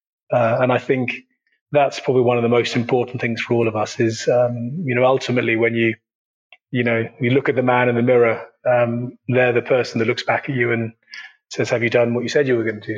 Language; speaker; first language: English; native; English